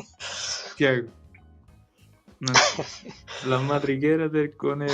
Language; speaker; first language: Spanish; non-native, learner; Portuguese